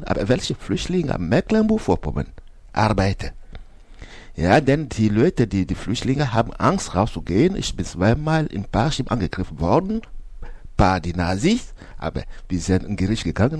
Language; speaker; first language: German; non-native, learner; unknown